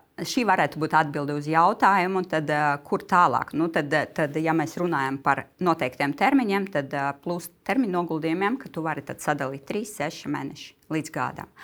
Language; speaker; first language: Latvian; non-native, local second language; Russian